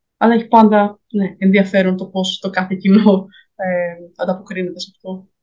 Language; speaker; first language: Greek; native; Greek